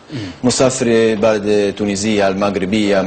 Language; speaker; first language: Arabic; non-native, learner; Italian